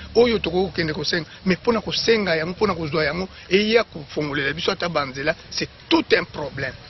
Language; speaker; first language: Lingala; native; Lingala